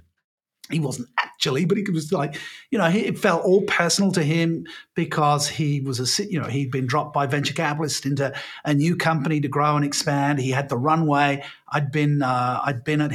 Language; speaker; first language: English; native; English